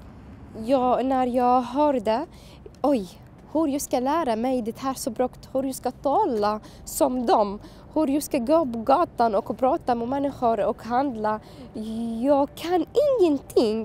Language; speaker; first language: Swedish; non-native, learner; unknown